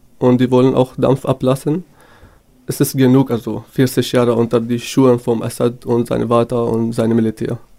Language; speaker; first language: German; non-native, fluent; Kurdish